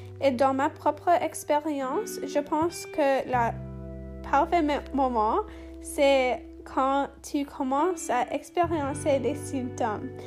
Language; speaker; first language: French; non-native, learner; English